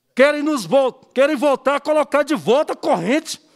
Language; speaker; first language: Portuguese; native; Portuguese